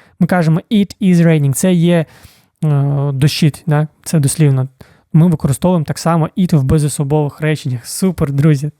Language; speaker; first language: Ukrainian; native; Ukrainian